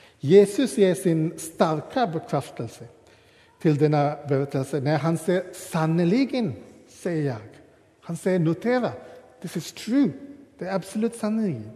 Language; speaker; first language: Swedish; non-native, fluent; English